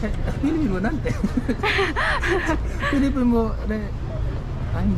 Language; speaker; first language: Japanese; non-native, learner; Filipino